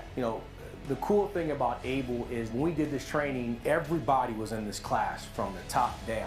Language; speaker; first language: English; native; English